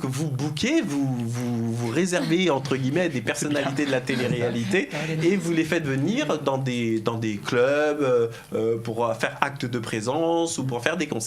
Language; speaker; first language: French; native; French